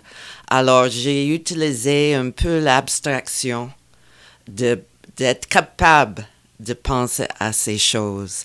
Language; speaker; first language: French; non-native, fluent; English